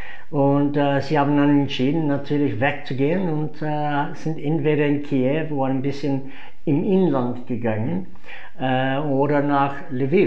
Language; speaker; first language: German; non-native, fluent; English